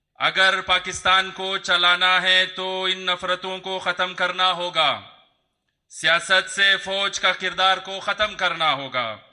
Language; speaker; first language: Urdu; non-native, local second language; Hazaragi